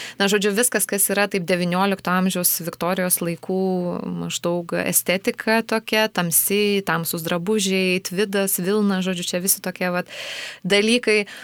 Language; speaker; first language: Lithuanian; native; Lithuanian